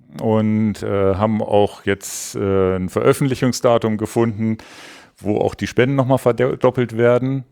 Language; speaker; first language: German; native; German